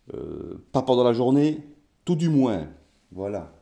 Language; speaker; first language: French; native; French